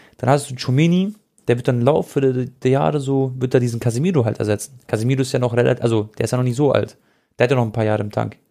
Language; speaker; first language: German; early bilingual, other home language; Croatian